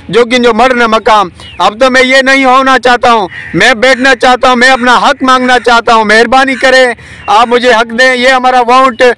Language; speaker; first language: Urdu; non-native, local second language; Sindhi